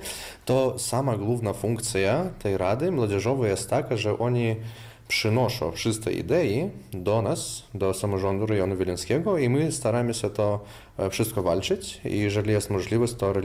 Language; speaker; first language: Polish; non-native, local second language; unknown